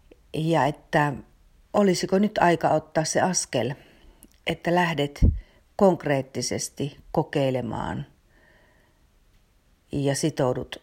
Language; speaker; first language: Finnish; native; Finnish